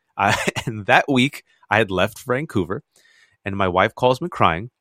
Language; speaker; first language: English; native; English